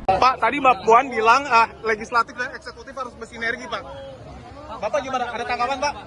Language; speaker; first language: Indonesian; native; Indonesian